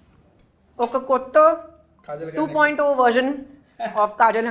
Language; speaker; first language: Telugu; non-native, learner; Hindi